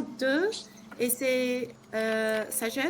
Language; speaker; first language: French; non-native, learner; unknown